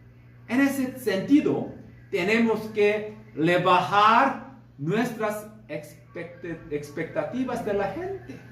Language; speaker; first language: Spanish; non-native, fluent; Korean